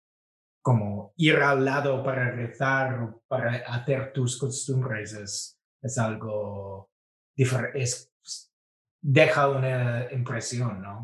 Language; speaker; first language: Spanish; non-native, fluent; English